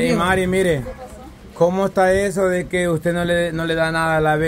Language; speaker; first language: Spanish; native; Spanish